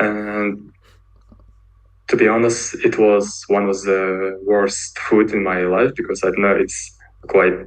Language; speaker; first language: English; non-native, learner; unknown